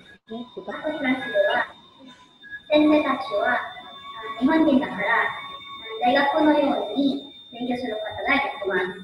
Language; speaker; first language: Japanese; non-native, learner; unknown